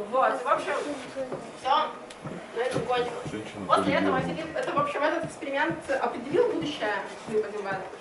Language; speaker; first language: Russian; native; Russian